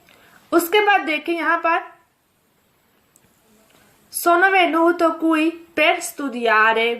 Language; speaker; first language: Italian; non-native, fluent; Urdu